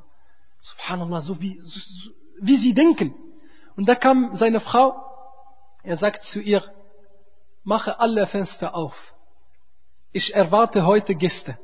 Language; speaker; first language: German; non-native, fluent; Arabic